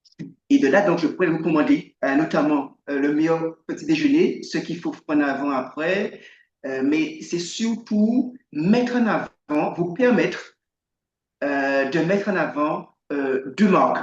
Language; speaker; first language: French; native; French